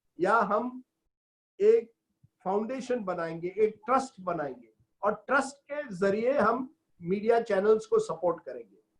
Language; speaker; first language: Hindi; non-native, local second language; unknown